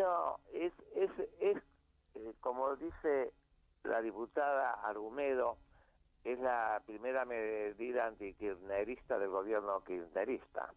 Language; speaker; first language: Spanish; native; Spanish